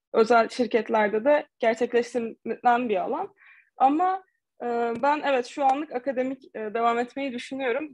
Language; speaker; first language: Turkish; native; Turkish